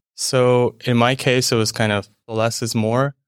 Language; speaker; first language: English; non-native, fluent; Ukrainian